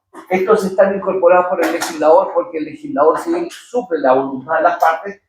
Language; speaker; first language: Spanish; native; Spanish